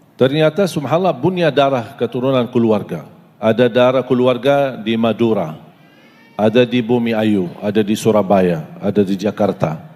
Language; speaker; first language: Malay; non-native, fluent; Arabic